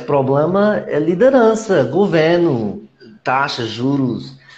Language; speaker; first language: Portuguese; non-native, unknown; English